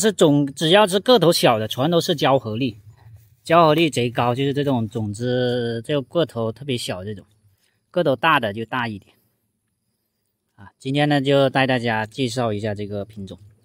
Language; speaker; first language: Chinese; non-native, local second language; Cantonese